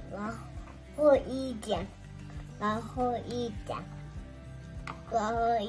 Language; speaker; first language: Chinese; early bilingual, heritage; Chinese